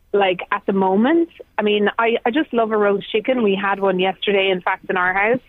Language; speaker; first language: English; native; English